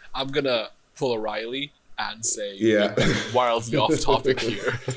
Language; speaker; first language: English; non-native, fluent; Hebrew